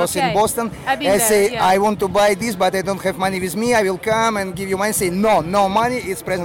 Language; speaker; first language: English; non-native, learner; Russian